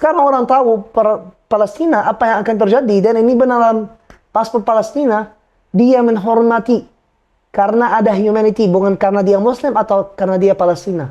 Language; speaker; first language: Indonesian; non-native, fluent; Arabic